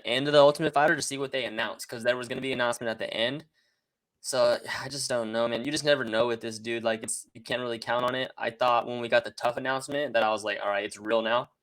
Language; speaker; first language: English; native; English